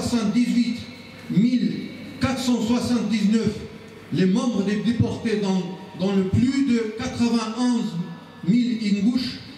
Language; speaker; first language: French; non-native, learner; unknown